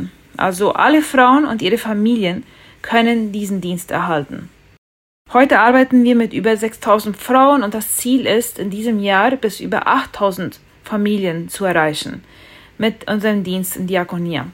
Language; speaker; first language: German; non-native, fluent; Spanish